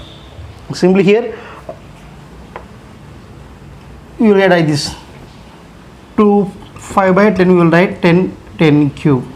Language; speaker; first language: English; non-native, local second language; Telugu